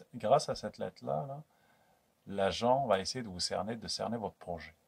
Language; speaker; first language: French; non-native, local second language; Kabyle